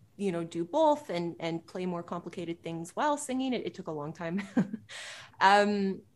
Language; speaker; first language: English; native; English